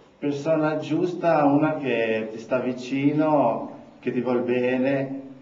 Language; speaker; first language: Italian; non-native, fluent; Albanian